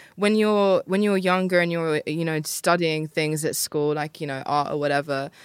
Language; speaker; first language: English; native; English